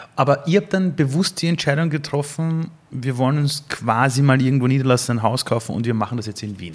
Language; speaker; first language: German; early bilingual, other home language; Persian